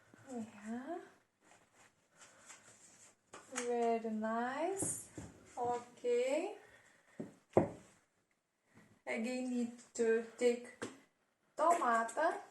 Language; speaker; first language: English; non-native, learner; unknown